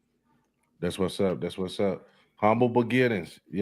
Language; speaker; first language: English; native; English